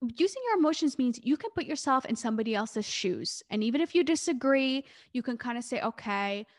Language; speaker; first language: English; early bilingual, other home language; Hebrew